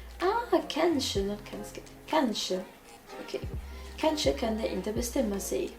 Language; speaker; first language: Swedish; non-native, learner; English